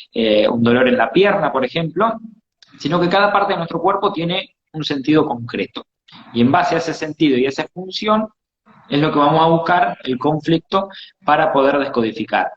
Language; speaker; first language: Spanish; native; Spanish